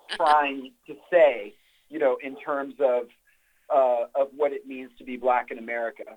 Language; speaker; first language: English; native; English